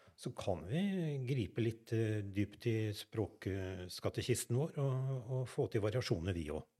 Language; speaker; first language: Norwegian; native; Norwegian